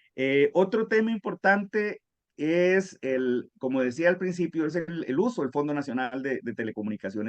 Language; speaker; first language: Spanish; native; Spanish